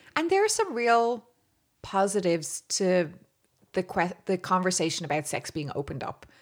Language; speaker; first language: English; native; English